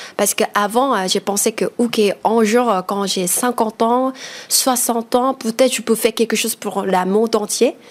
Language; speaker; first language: French; non-native, fluent; Korean